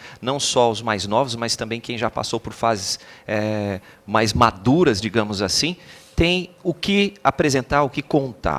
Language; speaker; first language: Portuguese; native; Portuguese